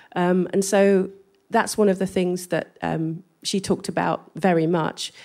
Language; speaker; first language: English; native; English